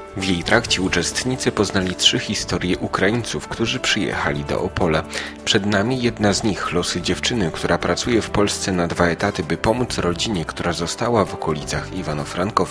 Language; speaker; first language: Polish; native; Polish